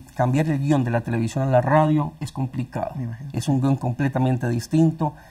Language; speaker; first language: Spanish; native; Spanish